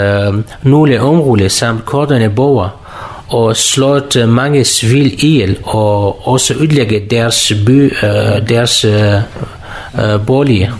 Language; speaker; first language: Danish; non-native, learner; Kurdish